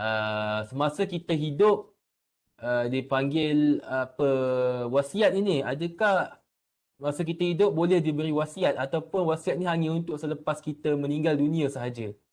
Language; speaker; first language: Malay; native; Malay